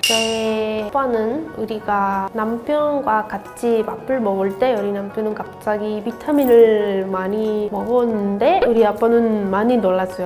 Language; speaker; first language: Korean; non-native, learner; Spanish